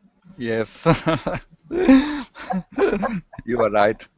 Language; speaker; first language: English; non-native, learner; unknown